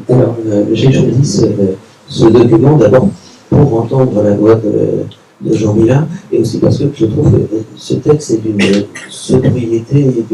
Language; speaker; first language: French; native; French